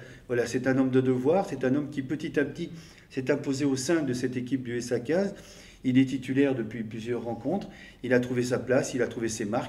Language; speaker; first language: French; native; French